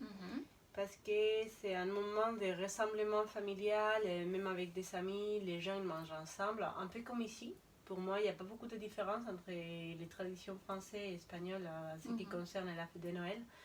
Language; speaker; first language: French; non-native, fluent; Spanish